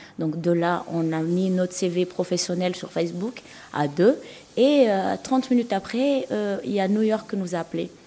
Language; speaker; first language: French; non-native, local second language; Malagasy